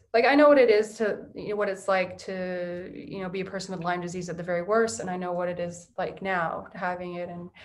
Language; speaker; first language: English; native; English